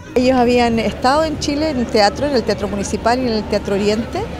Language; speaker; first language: Spanish; native; Spanish